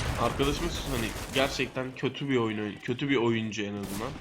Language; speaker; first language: Turkish; native; Turkish